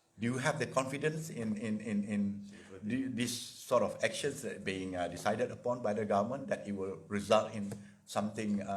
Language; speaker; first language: English; non-native, local second language; Malay